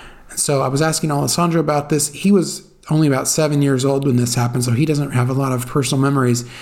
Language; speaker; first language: English; native; English